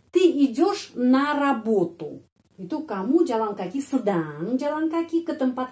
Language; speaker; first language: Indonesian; non-native, fluent; Russian